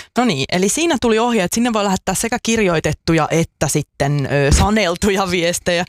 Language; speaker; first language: Finnish; native; Finnish